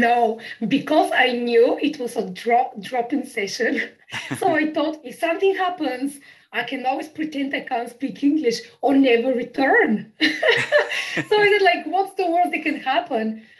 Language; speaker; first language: English; non-native, fluent; Bulgarian